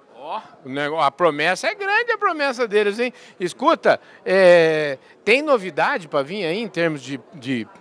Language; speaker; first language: Portuguese; native; Portuguese